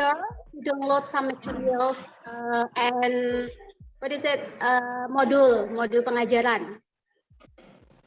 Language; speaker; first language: English; non-native, learner; Indonesian